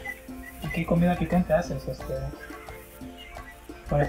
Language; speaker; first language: Spanish; non-native, fluent; Haitian Creole